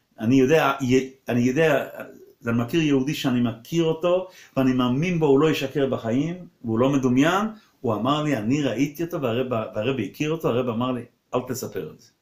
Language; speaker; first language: Hebrew; non-native, local second language; Yiddish